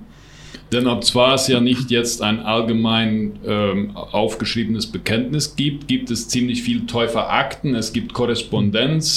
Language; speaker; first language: German; non-native, local second language; Plautdietsch